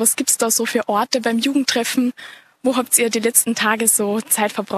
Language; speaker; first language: German; native; German